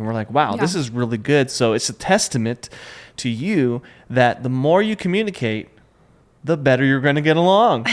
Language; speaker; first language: English; native; English